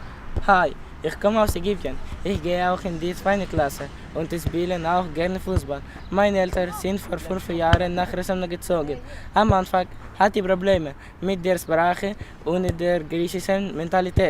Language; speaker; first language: German; non-native, learner; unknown